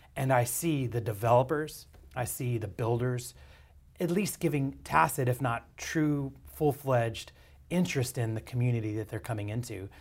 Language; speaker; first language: English; native; English